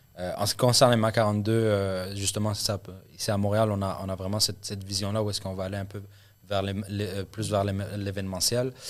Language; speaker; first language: French; early bilingual, other home language; Arabic